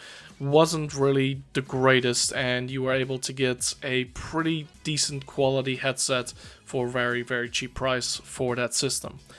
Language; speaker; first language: English; native; English